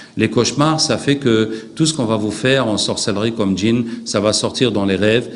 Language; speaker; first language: French; non-native, local second language; Arabic